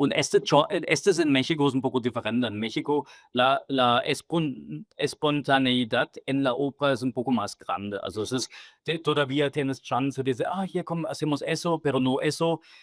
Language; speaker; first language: Spanish; non-native, fluent; German